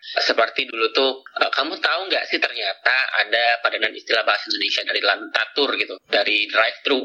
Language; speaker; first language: Indonesian; native; Indonesian